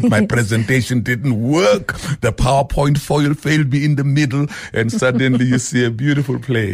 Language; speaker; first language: English; non-native, local second language; Xhosa